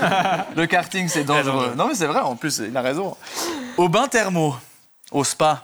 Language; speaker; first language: French; native; French